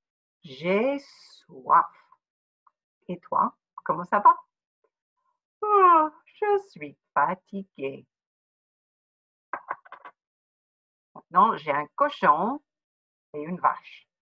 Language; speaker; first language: French; non-native, fluent; English